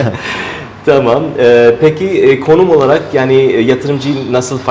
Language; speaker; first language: Turkish; non-native, fluent; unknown